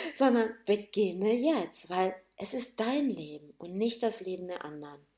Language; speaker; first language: German; native; German